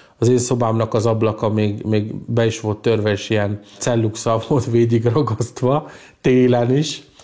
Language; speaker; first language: Hungarian; native; Hungarian